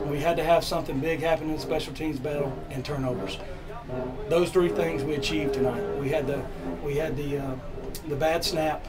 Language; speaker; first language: English; native; English